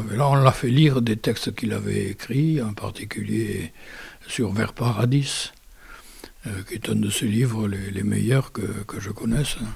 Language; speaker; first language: French; non-native, local second language; Occitan